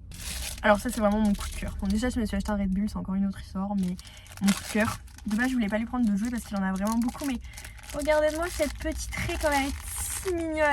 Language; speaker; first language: French; native; French